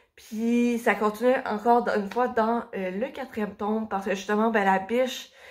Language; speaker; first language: French; native; French